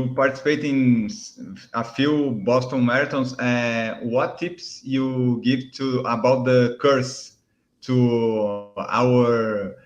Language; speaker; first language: English; non-native, learner; Portuguese